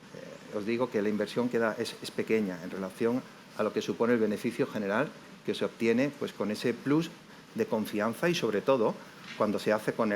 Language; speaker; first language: Spanish; native; Spanish